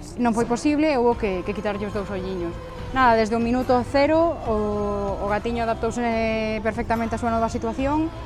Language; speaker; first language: Galician; non-native, local second language; Spanish